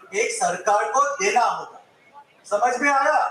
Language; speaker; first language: Hindi; non-native, local second language; Assamese